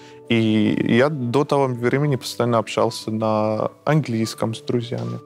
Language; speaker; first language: Russian; non-native, fluent; Persian